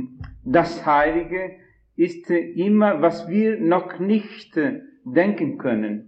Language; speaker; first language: German; non-native, fluent; Italian